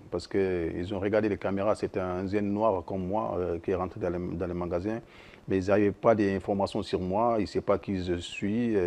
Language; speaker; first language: French; non-native, local second language; Soninke